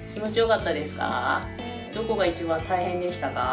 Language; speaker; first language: Japanese; native; Japanese